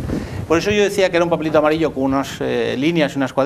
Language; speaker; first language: Spanish; native; Spanish